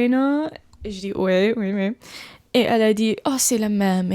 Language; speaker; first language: French; non-native, learner; English